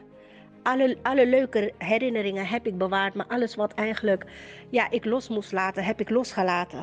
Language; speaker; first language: Dutch; native; Dutch